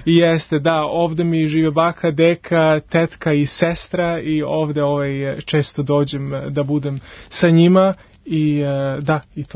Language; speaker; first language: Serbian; early bilingual, heritage; Serbian